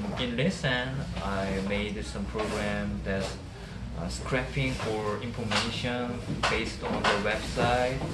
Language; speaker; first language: English; non-native, learner; Korean